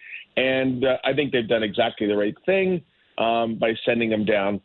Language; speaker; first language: English; native; English